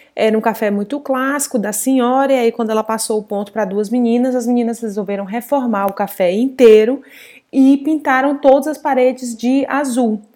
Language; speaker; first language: Portuguese; native; Portuguese